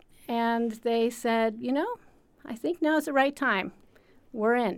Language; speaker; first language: English; native; English